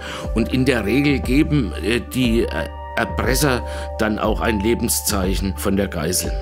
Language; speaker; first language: German; native; German